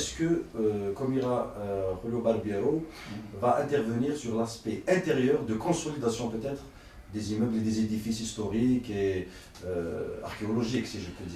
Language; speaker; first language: French; non-native, local second language; Kabyle